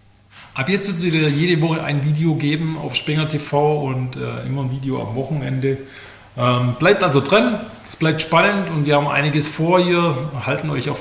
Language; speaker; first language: German; native; German